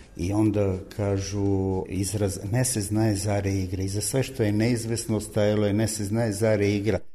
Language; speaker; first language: Serbian; native; Serbian